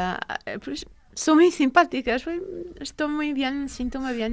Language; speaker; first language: Spanish; non-native, fluent; Portuguese